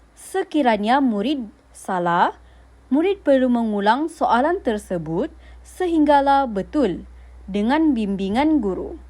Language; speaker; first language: Malay; native; Malay